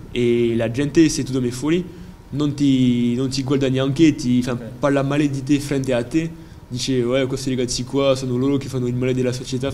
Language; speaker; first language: Italian; non-native, fluent; French